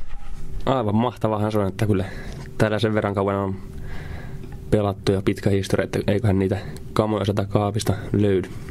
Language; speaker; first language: Finnish; native; Finnish